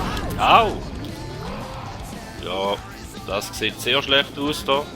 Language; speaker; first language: German; native; German